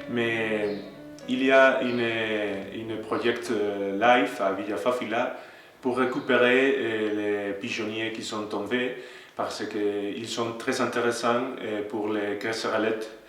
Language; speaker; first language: French; non-native, learner; Spanish